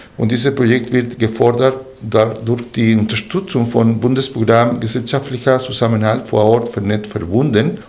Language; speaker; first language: German; non-native, fluent; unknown